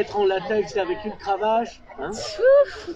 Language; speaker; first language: French; native; French